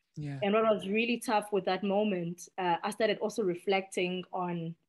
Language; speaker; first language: English; non-native, local second language; Xhosa